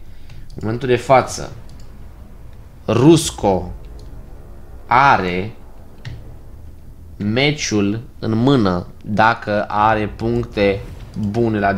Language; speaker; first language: Romanian; native; Romanian